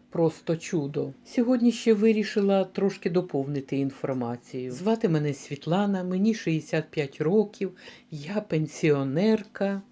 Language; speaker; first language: Ukrainian; native; Ukrainian